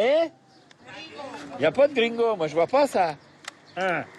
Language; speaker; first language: French; native; French